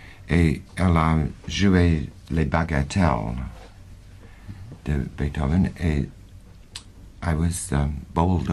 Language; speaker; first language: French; non-native, fluent; English